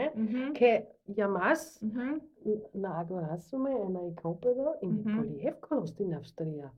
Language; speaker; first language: Greek; non-native, learner; German